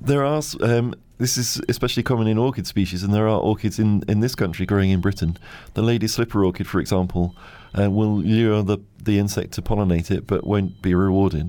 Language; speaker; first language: English; native; English